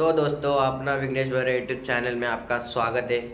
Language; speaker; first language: Hindi; non-native, local second language; Marathi